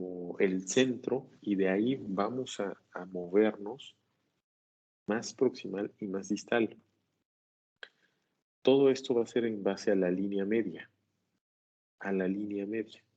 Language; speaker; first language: Spanish; native; Spanish